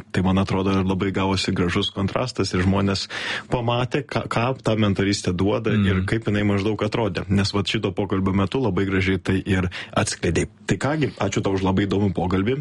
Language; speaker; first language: Lithuanian; native; Lithuanian